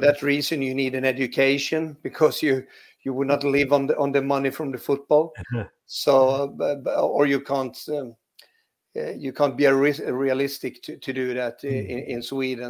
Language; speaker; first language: English; non-native, fluent; Swedish